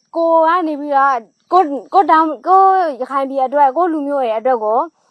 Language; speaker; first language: Burmese; native; Burmese